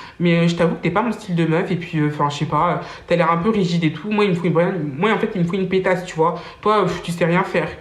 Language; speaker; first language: French; early bilingual, other home language; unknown